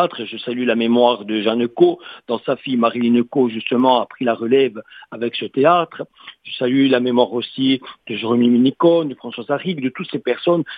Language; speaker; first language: French; native; French